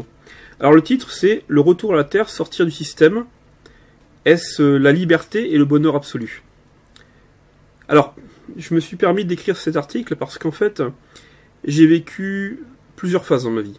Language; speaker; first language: French; native; French